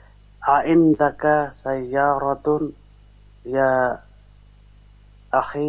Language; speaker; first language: Arabic; non-native, learner; Indonesian